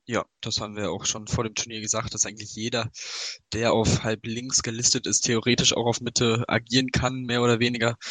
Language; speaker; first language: German; native; German